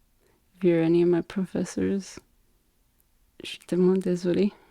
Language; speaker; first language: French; non-native, learner; English